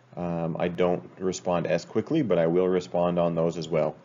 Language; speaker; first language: English; native; English